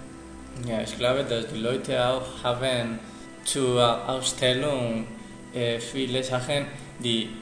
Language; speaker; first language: German; non-native, learner; Spanish